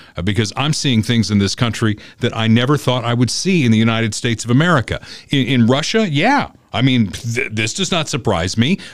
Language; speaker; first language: English; native; English